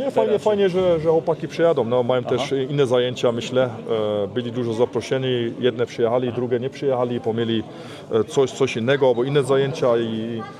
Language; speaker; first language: Polish; early bilingual, heritage; Polish